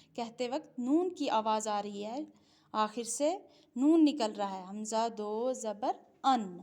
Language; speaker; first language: Urdu; native; Urdu